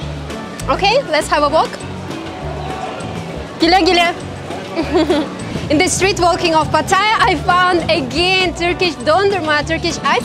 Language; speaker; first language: English; non-native, fluent; Kazakh